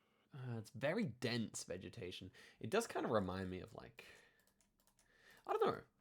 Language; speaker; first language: English; native; English